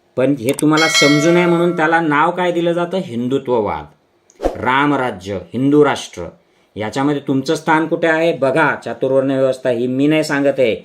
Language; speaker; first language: Marathi; non-native, local second language; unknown